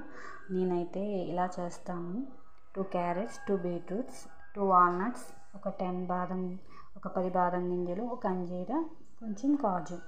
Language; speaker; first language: Telugu; native; Telugu